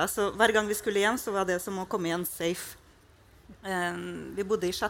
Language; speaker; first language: Norwegian; non-native, fluent; Russian